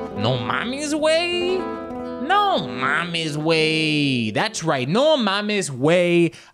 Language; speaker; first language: English; native; English